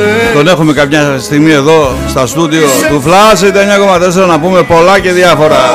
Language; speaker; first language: Greek; native; Greek